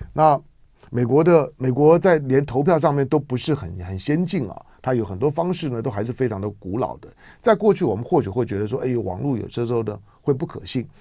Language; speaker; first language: Chinese; native; Chinese